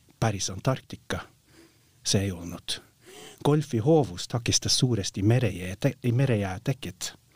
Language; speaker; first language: Estonian; non-native, fluent; Norwegian